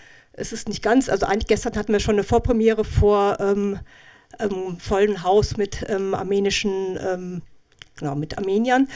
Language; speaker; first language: German; native; German